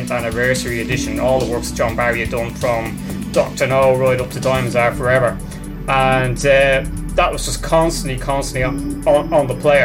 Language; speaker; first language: English; native; English